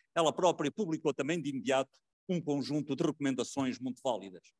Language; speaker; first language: Portuguese; native; Portuguese